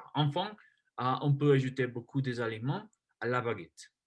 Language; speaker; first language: French; non-native, learner; Spanish